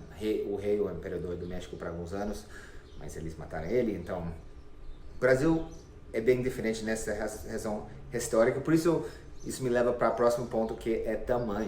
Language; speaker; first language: Portuguese; non-native, fluent; English